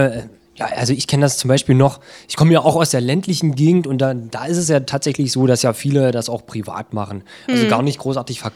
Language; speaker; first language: German; native; German